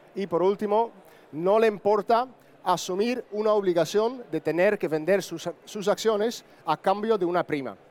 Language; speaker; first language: Spanish; non-native, fluent; Dutch